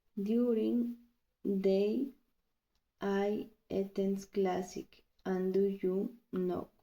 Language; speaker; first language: English; non-native, learner; Spanish